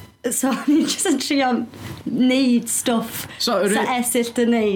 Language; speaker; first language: Welsh; native; Welsh